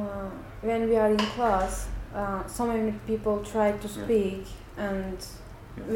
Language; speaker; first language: English; non-native, learner; Bulgarian